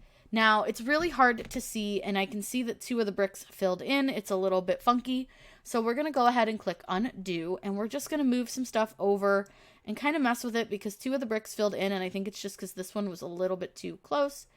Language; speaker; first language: English; native; English